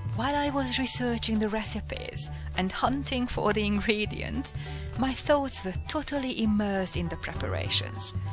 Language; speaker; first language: English; non-native, fluent; Hungarian